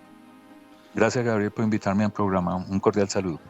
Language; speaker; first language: Spanish; native; Spanish